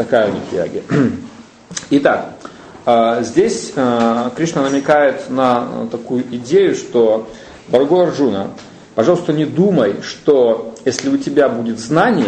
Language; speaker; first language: Russian; native; Russian